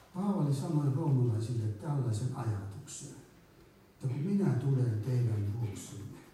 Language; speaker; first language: Finnish; native; Finnish